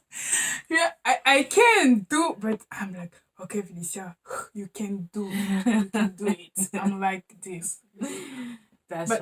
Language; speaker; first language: English; non-native, learner; French